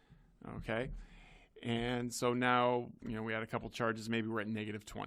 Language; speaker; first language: English; native; English